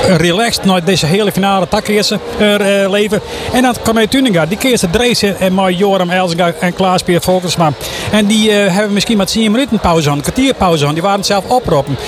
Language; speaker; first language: Dutch; non-native, local second language; Western Frisian